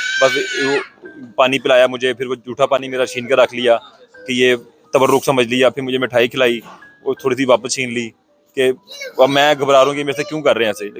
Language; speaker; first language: Urdu; native; Urdu